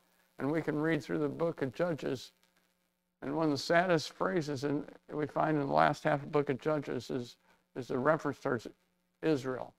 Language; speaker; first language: English; native; English